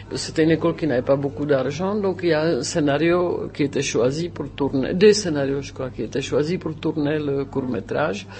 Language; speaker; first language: French; non-native, fluent; Czech